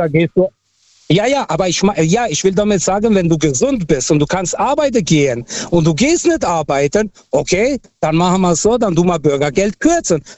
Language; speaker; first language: German; non-native, fluent; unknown